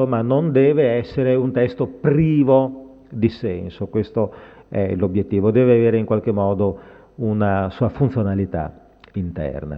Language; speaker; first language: Italian; native; Italian